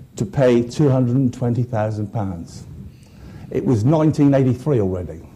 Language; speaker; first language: English; native; English